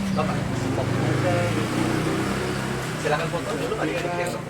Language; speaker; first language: Malay; native; Malay